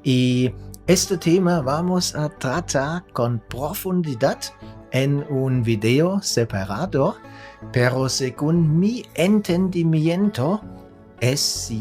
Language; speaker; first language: Spanish; non-native, fluent; German